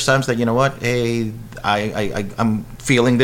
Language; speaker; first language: English; non-native, local second language; Filipino